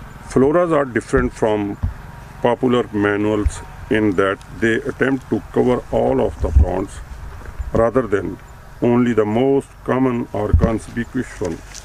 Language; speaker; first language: English; non-native, local second language; Urdu